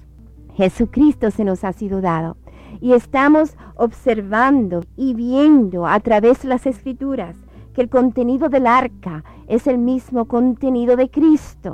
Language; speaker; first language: Spanish; native; Spanish